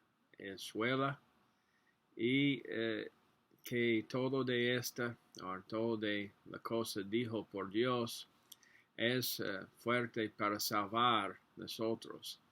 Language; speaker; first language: Spanish; non-native, learner; English